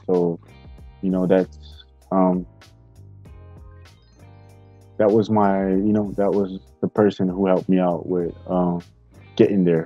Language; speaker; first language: English; non-native, fluent; Bulgarian